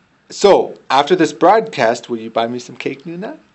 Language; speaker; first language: English; native; English